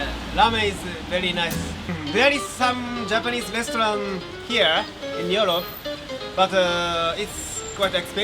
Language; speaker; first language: English; non-native, learner; Japanese